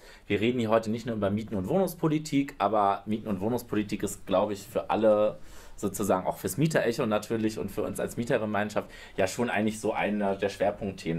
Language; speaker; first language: German; native; German